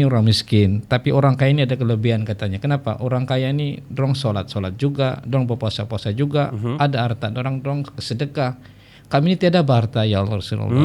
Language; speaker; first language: Malay; native; Malay